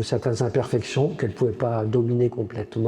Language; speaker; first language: French; native; French